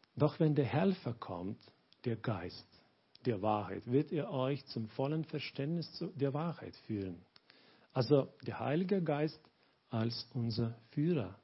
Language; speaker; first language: German; non-native, learner; Lithuanian